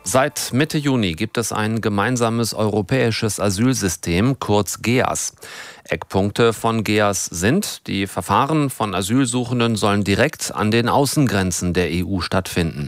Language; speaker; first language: German; native; German